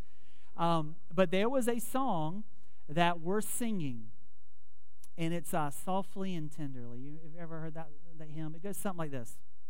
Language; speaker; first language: English; native; English